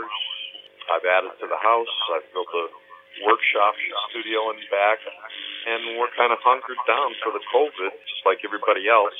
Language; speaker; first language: English; native; English